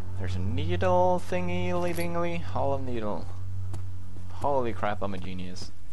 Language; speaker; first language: English; non-native, fluent; Swedish